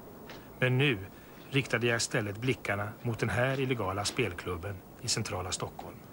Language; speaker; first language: Swedish; native; Swedish